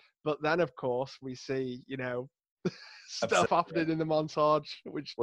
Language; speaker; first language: English; native; English